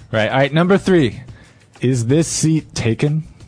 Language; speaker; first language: English; native; English